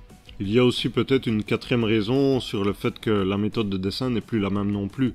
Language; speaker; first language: French; native; French